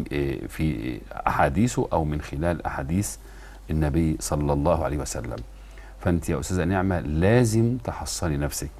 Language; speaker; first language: Arabic; native; Arabic